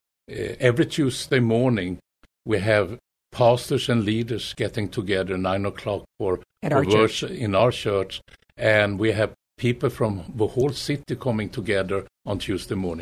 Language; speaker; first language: English; non-native, fluent; Swedish